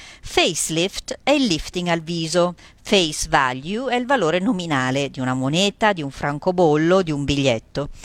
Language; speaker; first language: Italian; native; Italian